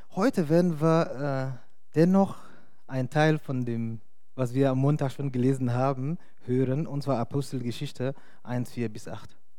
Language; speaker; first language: German; non-native, fluent; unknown